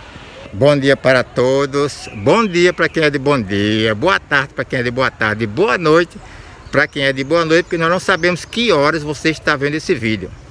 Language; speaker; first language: Portuguese; native; Portuguese